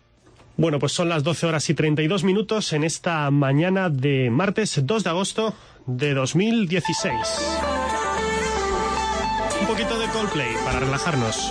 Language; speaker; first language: Spanish; native; Spanish